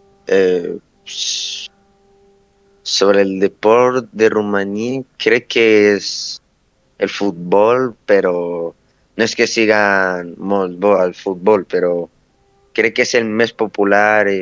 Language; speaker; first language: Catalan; early bilingual, other home language; Romanian